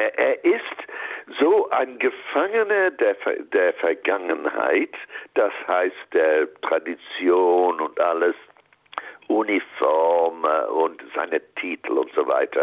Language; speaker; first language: German; non-native, fluent; English